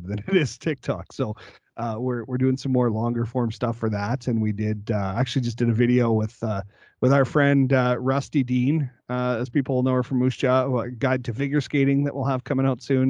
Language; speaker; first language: English; native; English